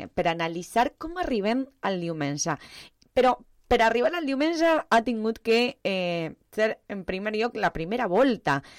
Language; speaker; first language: Catalan; early bilingual, heritage; Spanish